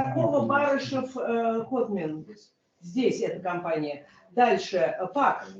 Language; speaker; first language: Russian; native; Russian